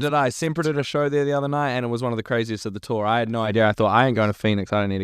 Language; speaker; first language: English; native; English